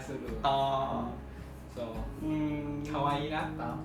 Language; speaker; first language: Japanese; non-native, learner; Vietnamese